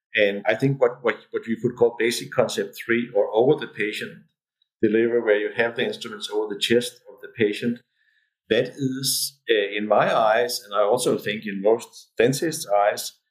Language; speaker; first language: English; non-native, fluent; Danish